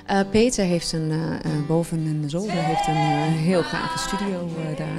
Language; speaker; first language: Dutch; non-native, fluent; English